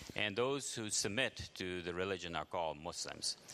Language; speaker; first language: English; early bilingual, other home language; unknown